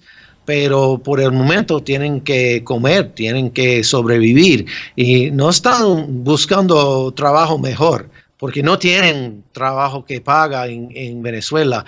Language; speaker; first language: Spanish; non-native, fluent; English